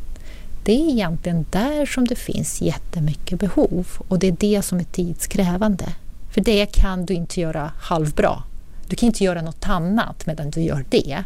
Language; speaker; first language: Swedish; non-native, fluent; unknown